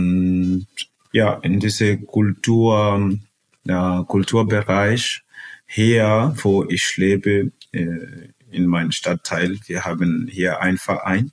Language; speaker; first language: German; non-native, fluent; Portuguese